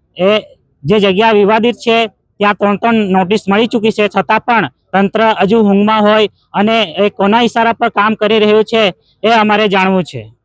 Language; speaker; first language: Gujarati; native; Gujarati